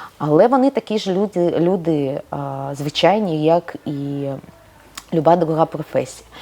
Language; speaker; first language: Ukrainian; non-native, local second language; Russian